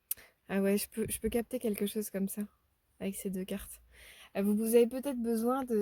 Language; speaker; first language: French; native; French